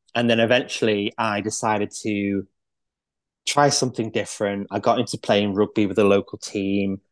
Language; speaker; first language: English; native; English